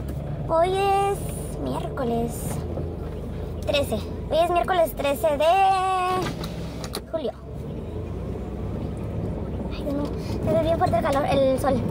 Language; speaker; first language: Spanish; native; Spanish